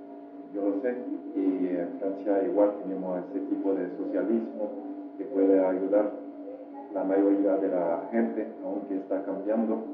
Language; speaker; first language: Spanish; non-native, fluent; French